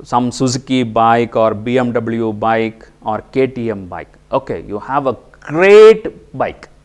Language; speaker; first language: English; non-native, local second language; Kannada